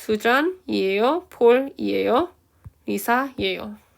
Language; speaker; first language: Korean; early bilingual, heritage; Korean